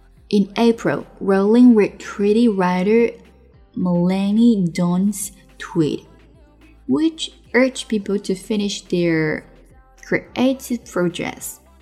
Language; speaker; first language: English; non-native, fluent; Chinese